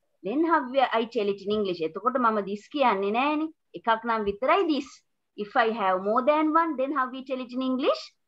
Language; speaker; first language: English; non-native, local second language; Sinhala